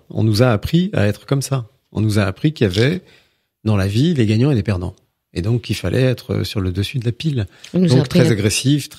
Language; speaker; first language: French; native; French